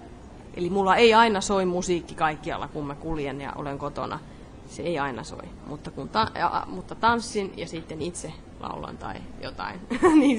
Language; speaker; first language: Finnish; non-native, fluent; Polish